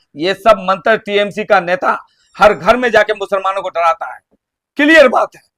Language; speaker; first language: Hindi; non-native, local second language; Bangla